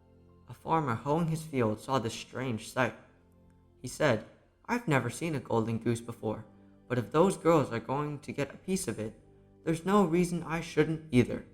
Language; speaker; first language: English; native; English